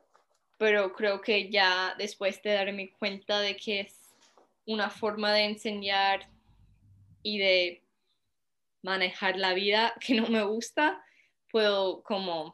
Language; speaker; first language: Spanish; early bilingual, heritage; Spanish